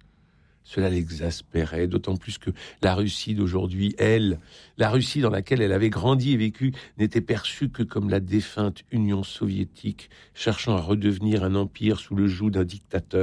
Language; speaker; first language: French; native; French